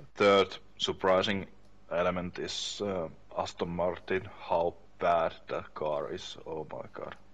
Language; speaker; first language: English; non-native, learner; Finnish